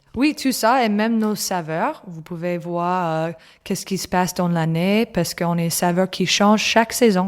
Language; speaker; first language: French; non-native, learner; English